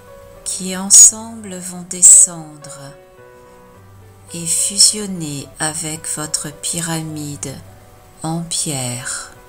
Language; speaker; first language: French; native; French